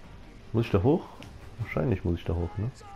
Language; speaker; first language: German; native; German